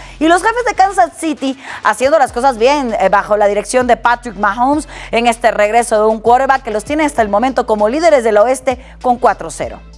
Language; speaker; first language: Spanish; native; Spanish